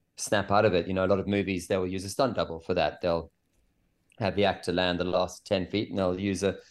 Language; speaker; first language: English; native; English